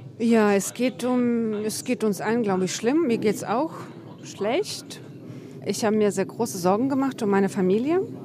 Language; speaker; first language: German; non-native, fluent; Ukrainian